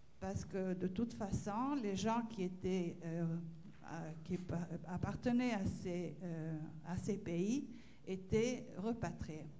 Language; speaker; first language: French; non-native, fluent; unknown